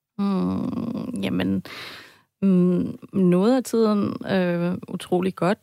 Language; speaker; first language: Danish; early bilingual, heritage; Danish